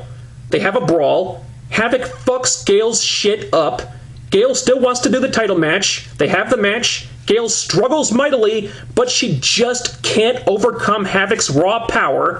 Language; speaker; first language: English; native; English